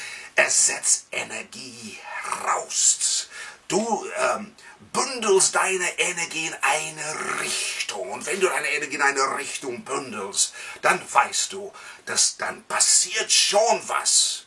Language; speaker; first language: German; non-native, fluent; English